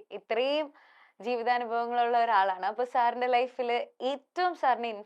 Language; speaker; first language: Malayalam; native; Malayalam